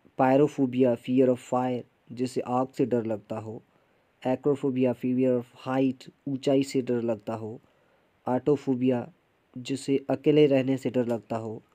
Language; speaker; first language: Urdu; non-native, local second language; Sindhi